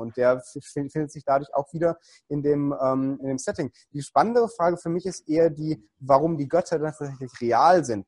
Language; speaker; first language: German; native; German